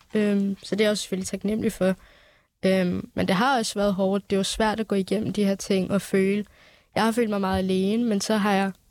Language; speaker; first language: Danish; early bilingual, other home language; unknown